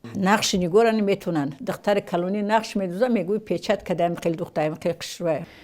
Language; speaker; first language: Tajik; non-native, local second language; Russian